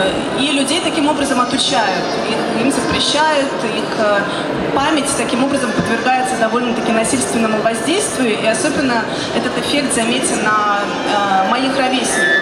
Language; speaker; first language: Russian; native; Russian